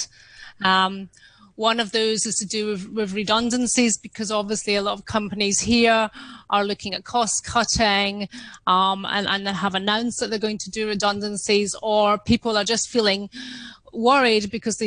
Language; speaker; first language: English; native; English